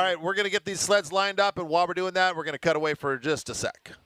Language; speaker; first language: English; native; English